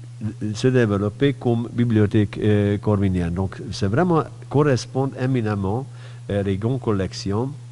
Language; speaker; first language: French; non-native, fluent; Hungarian